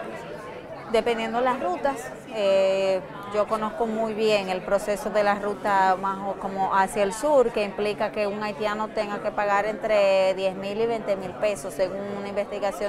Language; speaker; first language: Spanish; native; Spanish